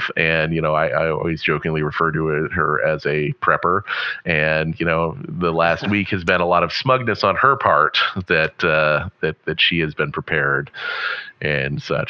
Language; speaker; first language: English; native; English